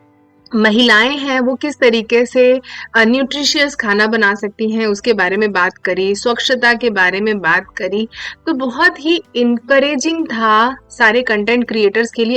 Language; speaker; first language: Hindi; native; Hindi